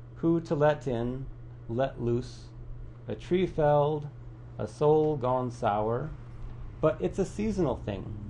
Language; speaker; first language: English; native; English